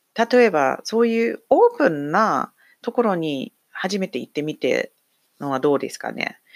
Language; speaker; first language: Japanese; non-native, fluent; English